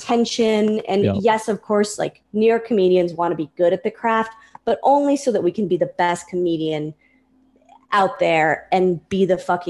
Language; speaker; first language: English; native; English